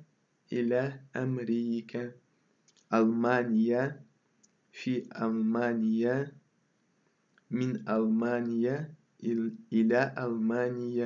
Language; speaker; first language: Arabic; non-native, fluent; Russian